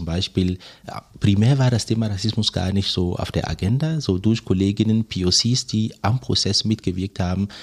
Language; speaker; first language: German; non-native, fluent; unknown